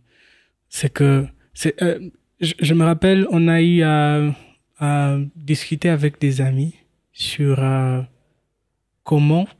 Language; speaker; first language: French; non-native, local second language; Swahili